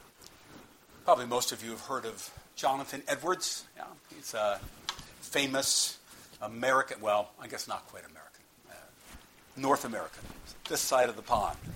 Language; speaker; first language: English; native; English